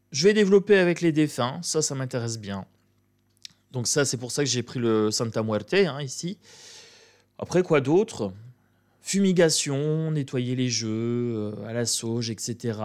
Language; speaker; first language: French; native; French